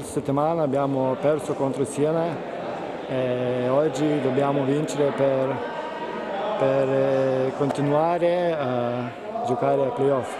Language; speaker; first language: Italian; non-native, learner; Lithuanian